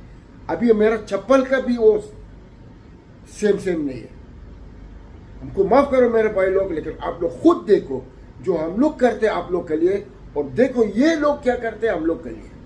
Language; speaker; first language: Hindi; non-native, learner; Arabic